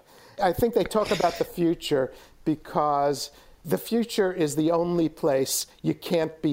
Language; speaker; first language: English; native; English